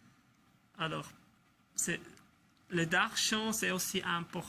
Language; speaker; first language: French; non-native, local second language; German